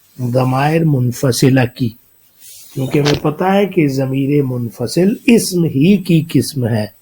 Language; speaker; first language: Urdu; native; Urdu